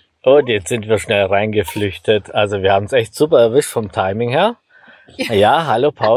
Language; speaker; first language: German; native; German